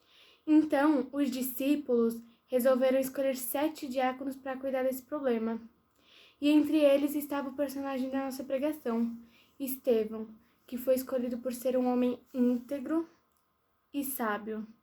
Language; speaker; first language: Portuguese; native; Portuguese